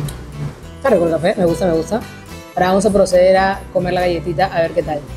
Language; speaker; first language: Spanish; native; Spanish